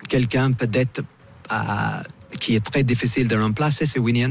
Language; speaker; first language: French; non-native, fluent; English